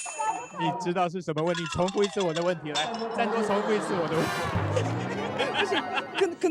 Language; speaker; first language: Chinese; native; Chinese